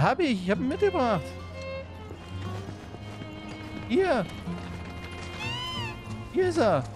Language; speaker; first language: German; native; German